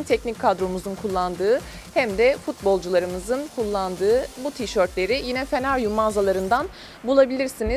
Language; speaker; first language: Turkish; native; Turkish